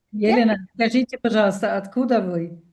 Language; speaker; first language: Russian; non-native, learner; German